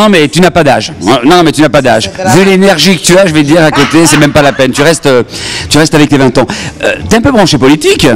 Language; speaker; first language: French; native; French